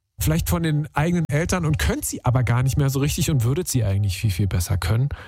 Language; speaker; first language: German; native; German